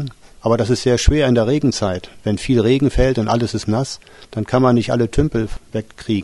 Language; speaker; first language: German; native; German